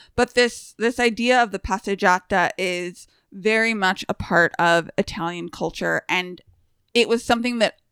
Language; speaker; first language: English; native; English